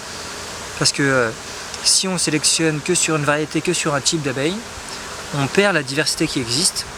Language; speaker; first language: French; native; French